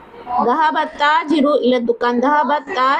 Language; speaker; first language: Arabic; non-native, fluent; Urdu